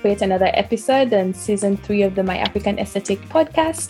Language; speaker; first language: English; non-native, local second language; Luo (Kenya and Tanzania)